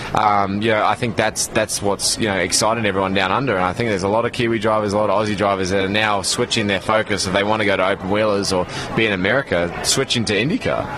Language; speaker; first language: English; native; English